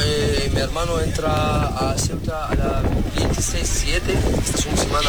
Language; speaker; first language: Spanish; non-native, learner; Arabic